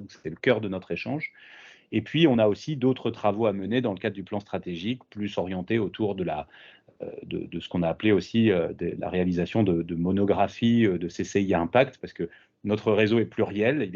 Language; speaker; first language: French; native; French